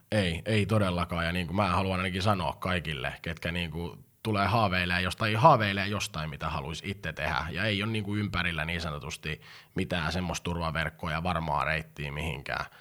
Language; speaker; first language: Finnish; native; Finnish